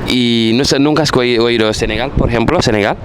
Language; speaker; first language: Spanish; non-native, fluent; Fula